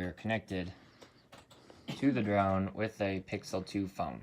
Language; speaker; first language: English; native; English